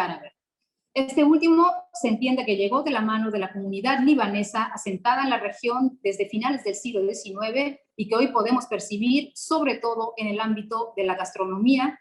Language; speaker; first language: Spanish; non-native, fluent; Arabic